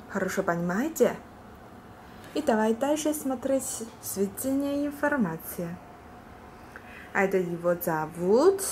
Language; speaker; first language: Russian; non-native, learner; Chinese